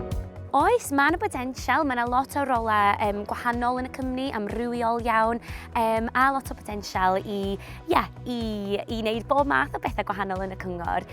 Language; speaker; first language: Welsh; non-native, fluent; English